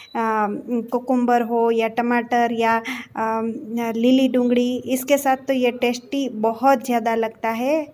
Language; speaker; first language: Hindi; non-native, local second language; Gujarati